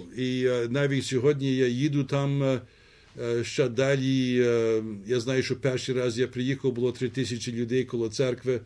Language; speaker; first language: Ukrainian; early bilingual, heritage; Ukrainian